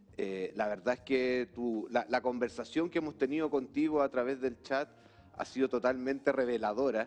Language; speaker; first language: Spanish; native; Spanish